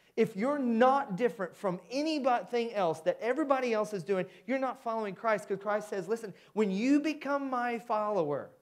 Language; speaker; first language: English; native; English